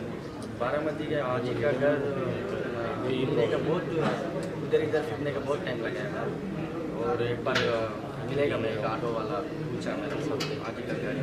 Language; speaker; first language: Hindi; non-native, local second language; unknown